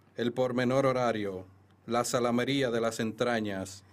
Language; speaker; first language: Spanish; native; Spanish